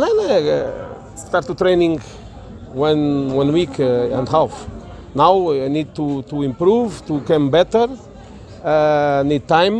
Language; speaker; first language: English; non-native, learner; Portuguese